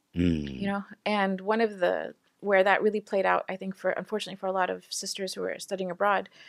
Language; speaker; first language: English; native; English